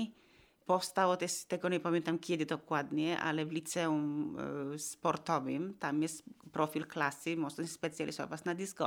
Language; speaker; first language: Polish; non-native, fluent; Finnish